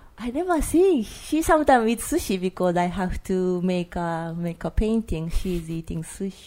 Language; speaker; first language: English; non-native, learner; Japanese